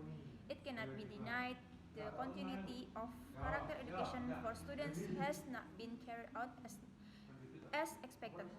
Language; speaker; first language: English; non-native, learner; Indonesian